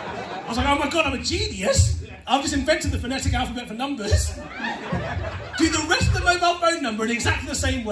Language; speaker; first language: English; native; English